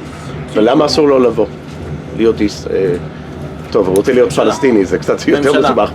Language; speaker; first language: Hebrew; non-native, fluent; English